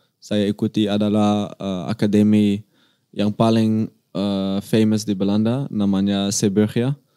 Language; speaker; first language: Indonesian; non-native, learner; Dutch